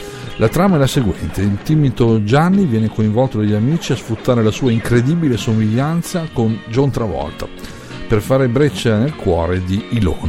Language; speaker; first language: Italian; native; Italian